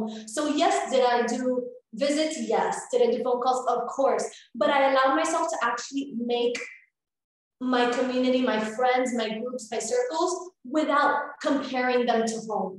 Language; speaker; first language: English; early bilingual, other home language; Spanish